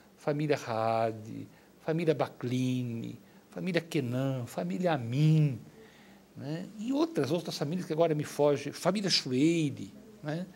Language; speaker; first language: Portuguese; native; Portuguese